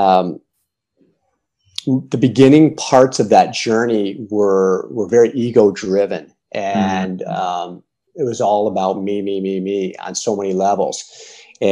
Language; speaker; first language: English; native; English